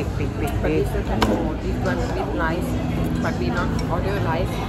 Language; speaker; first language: English; non-native, learner; Thai